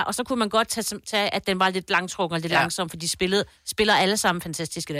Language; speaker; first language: Danish; native; Danish